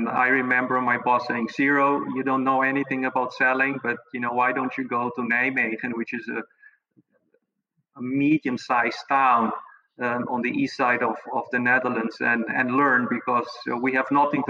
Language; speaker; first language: English; non-native, fluent; Papiamento